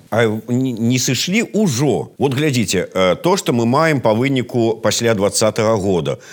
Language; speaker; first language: Belarusian; native; Belarusian